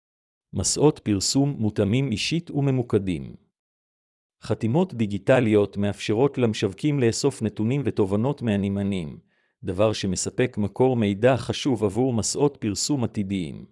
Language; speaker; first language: Hebrew; native; Hebrew